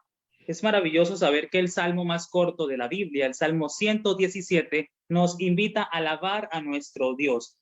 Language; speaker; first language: Spanish; native; Spanish